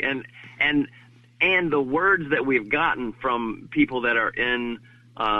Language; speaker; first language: English; native; English